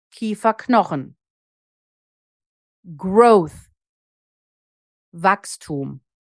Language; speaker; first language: German; native; German